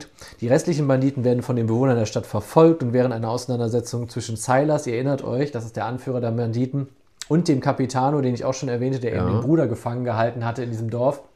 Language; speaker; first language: German; native; German